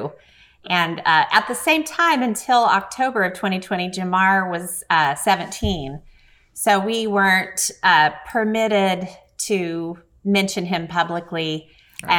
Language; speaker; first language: English; native; English